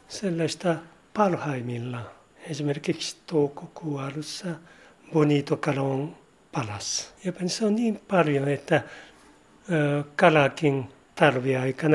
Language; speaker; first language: Finnish; non-native, learner; Japanese